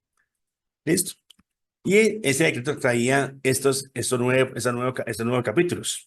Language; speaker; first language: Spanish; native; Spanish